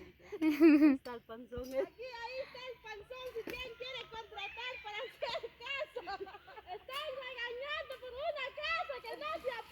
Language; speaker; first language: Spanish; non-native, local second language; Kʼicheʼ